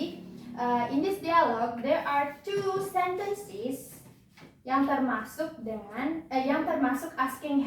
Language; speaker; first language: English; non-native, learner; Indonesian